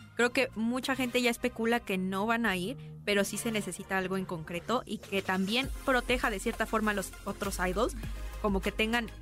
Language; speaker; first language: Spanish; native; Spanish